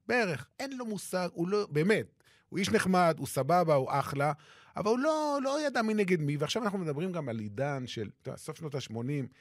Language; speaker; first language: Hebrew; native; Hebrew